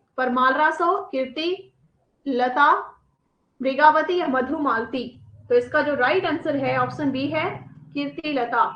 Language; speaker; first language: Hindi; native; Hindi